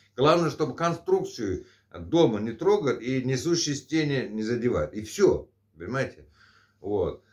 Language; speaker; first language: Russian; native; Russian